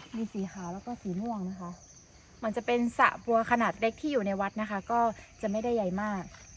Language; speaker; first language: Thai; non-native, local second language; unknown